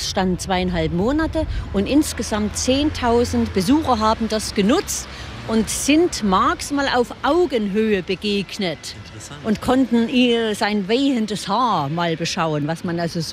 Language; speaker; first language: German; native; German